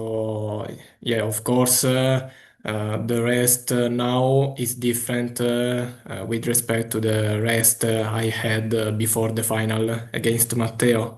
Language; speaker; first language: English; non-native, fluent; Italian